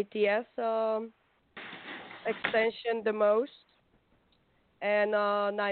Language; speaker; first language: English; non-native, fluent; Slovak